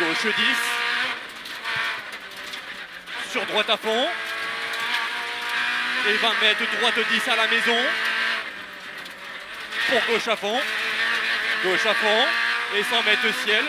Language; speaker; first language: French; native; French